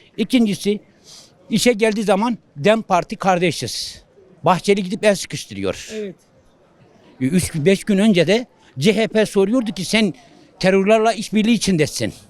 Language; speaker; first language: Turkish; non-native, local second language; Kurdish